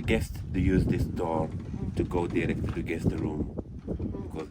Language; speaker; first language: English; non-native, learner; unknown